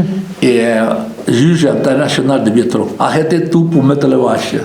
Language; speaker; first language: French; non-native, local second language; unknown